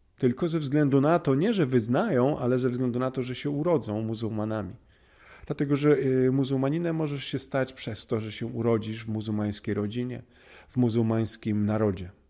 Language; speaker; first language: Polish; native; Polish